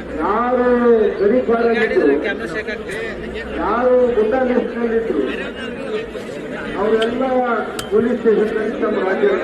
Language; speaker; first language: Kannada; native; Kannada